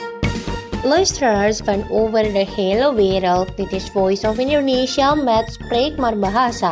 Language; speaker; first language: Dutch; non-native, learner; Indonesian